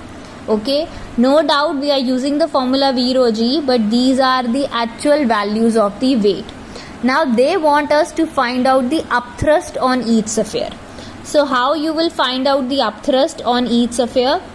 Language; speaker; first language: English; non-native, local second language; Hindi